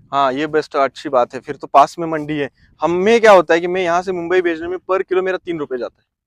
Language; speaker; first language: Hindi; non-native, local second language; Marathi